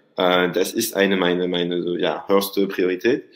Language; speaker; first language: German; non-native, learner; French